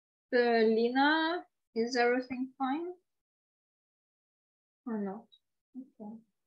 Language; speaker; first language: English; non-native, fluent; Ukrainian